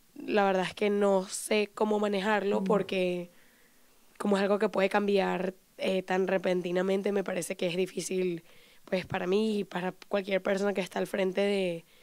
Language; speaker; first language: Spanish; native; Spanish